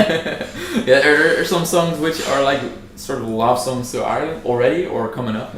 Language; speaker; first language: English; non-native, fluent; Dutch